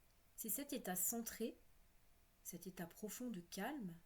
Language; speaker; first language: French; native; French